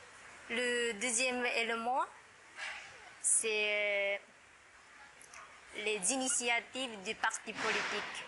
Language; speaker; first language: French; non-native, fluent; Japanese